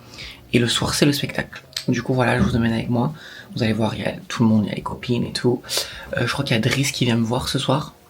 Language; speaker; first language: French; native; French